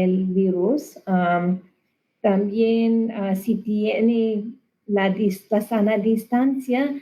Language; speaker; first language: Spanish; non-native, learner; English